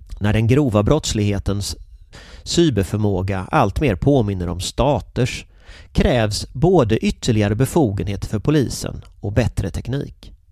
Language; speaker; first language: Swedish; native; Swedish